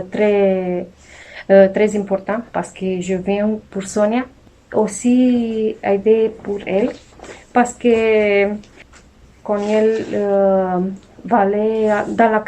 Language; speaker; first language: French; non-native, learner; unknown